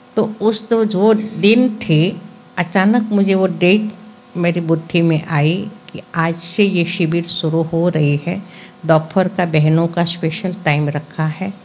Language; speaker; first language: Hindi; non-native, local second language; Gujarati